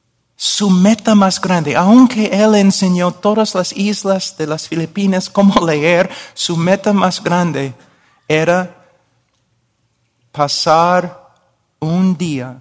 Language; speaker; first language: Spanish; non-native, fluent; English